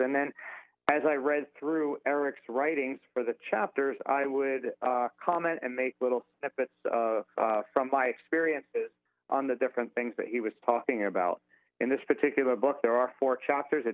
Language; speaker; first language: English; native; English